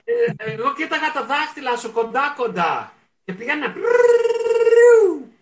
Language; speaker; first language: Greek; early bilingual, heritage; Greek